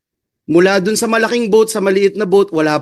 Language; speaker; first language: Filipino; native; Filipino